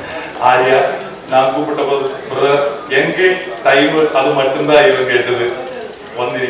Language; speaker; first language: Tamil; non-native, learner; Malayalam